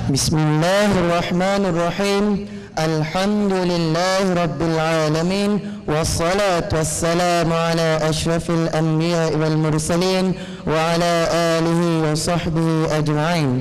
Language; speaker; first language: Arabic; non-native, learner; Malay